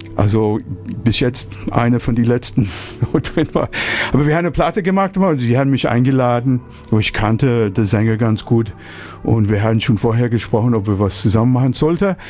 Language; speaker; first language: German; non-native, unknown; English